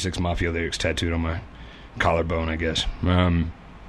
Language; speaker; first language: English; native; English